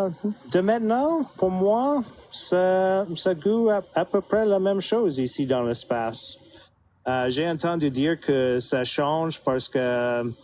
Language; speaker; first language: French; non-native, fluent; English